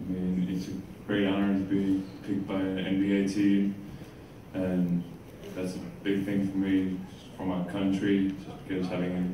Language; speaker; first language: English; non-native, fluent; Finnish